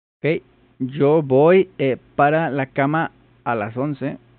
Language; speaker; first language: Spanish; native; Spanish